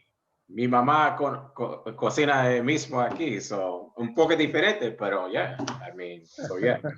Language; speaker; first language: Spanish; early bilingual, heritage; English